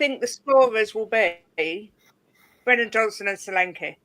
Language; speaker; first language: English; native; English